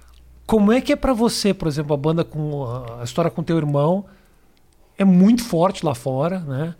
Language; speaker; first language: Portuguese; native; Portuguese